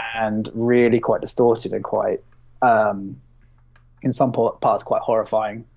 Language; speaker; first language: English; native; English